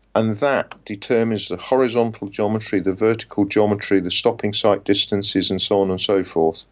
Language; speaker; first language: English; native; English